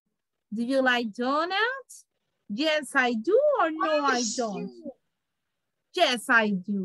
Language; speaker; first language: English; non-native, fluent; Spanish